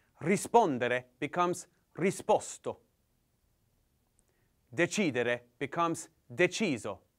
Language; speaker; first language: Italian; non-native, learner; English